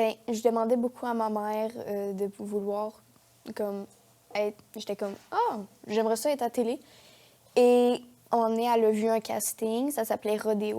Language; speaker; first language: French; native; French